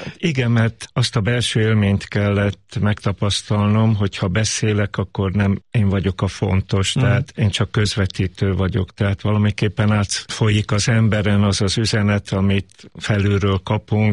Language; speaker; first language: Hungarian; native; Hungarian